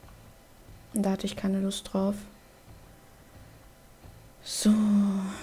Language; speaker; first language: German; native; German